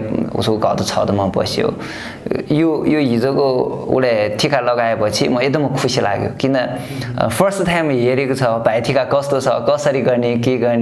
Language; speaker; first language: Nepali; non-native, learner; Chinese